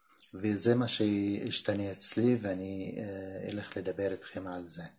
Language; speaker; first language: Hebrew; non-native, local second language; Arabic